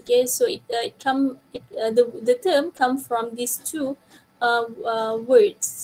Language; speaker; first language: English; non-native, local second language; Malay